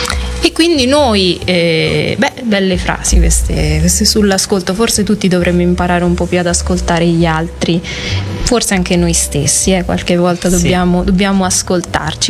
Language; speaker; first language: Italian; native; Italian